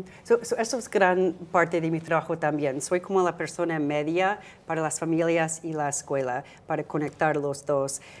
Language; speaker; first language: Spanish; non-native, fluent; English